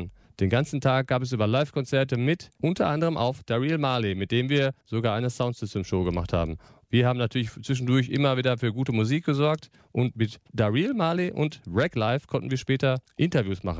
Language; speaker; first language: German; native; German